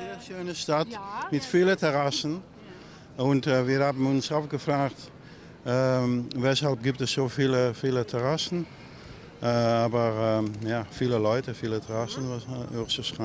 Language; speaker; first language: German; non-native, learner; Dutch